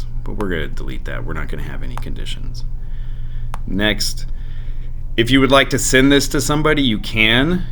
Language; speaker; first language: English; native; English